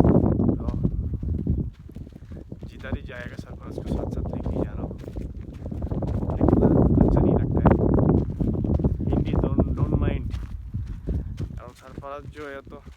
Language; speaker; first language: Hindi; non-native, learner; Bangla